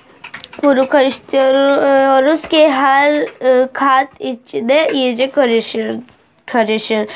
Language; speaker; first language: Turkish; non-native, learner; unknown